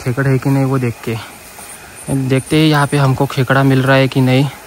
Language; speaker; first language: Hindi; non-native, local second language; Marathi